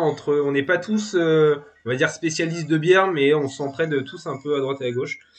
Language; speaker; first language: French; native; French